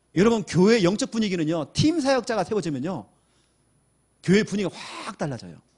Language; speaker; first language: Korean; native; Korean